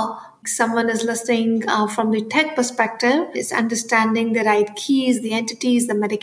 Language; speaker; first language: English; non-native, local second language; Hindi